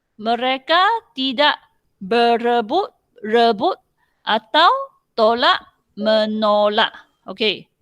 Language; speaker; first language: Malay; non-native, local second language; Chinese